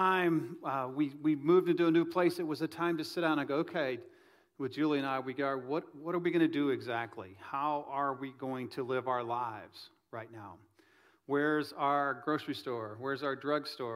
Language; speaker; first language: English; native; English